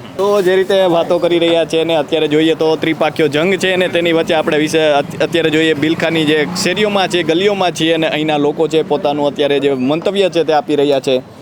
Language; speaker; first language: Gujarati; native; Gujarati